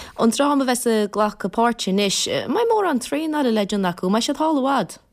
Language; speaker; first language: Irish; native; Irish